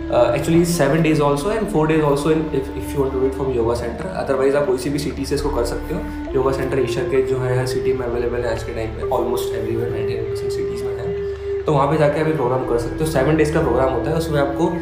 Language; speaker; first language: Hindi; native; Hindi